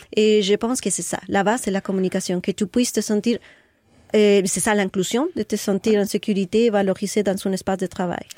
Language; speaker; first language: French; non-native, fluent; Spanish